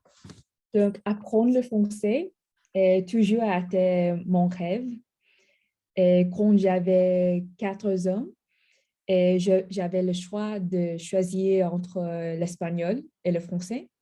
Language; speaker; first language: French; non-native, learner; English